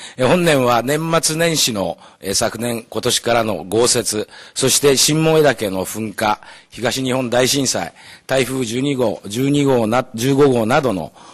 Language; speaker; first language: Japanese; native; Japanese